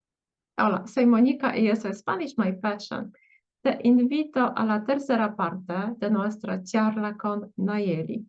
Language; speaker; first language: Spanish; non-native, fluent; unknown